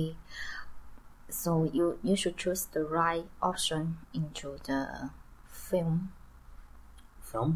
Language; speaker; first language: English; non-native, learner; Chinese